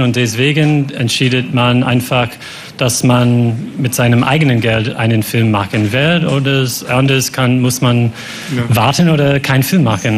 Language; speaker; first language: German; non-native, fluent; English